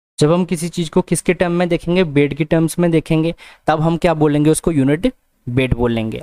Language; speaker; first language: Hindi; non-native, local second language; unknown